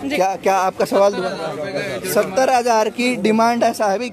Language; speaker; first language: Hindi; native; Hindi